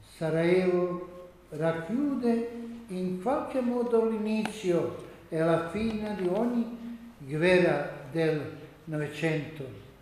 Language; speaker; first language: Italian; non-native, learner; Croatian